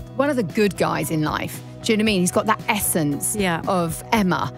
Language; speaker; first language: English; native; English